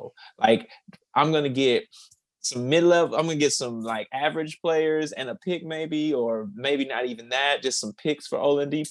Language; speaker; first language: English; native; English